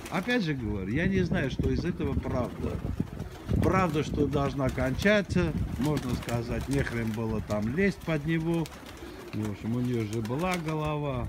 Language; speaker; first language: Russian; non-native, local second language; Armenian